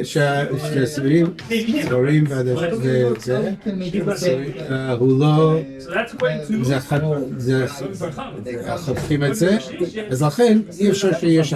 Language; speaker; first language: Hebrew; non-native, fluent; English